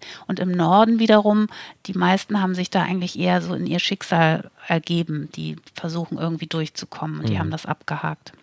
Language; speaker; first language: German; native; German